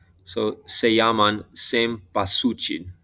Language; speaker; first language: Spanish; non-native, fluent; English